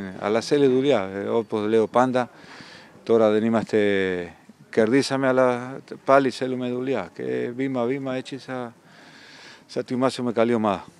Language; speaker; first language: Greek; non-native, learner; Spanish